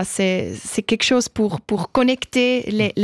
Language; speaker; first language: French; non-native, local second language; German